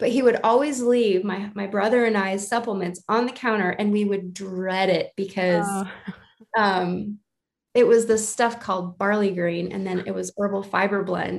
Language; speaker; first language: English; native; English